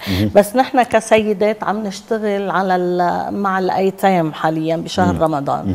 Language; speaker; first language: Arabic; native; Arabic